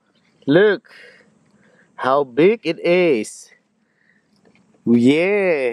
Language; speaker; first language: English; non-native, fluent; Vietnamese